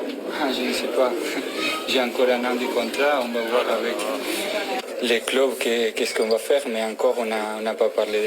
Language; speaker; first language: French; non-native, fluent; Spanish